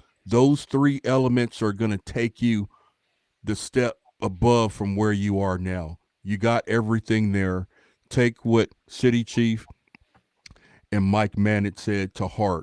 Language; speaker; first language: English; native; English